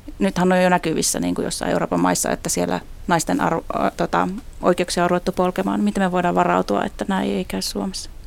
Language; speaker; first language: Finnish; native; Finnish